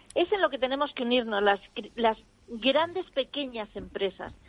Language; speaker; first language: Spanish; native; Spanish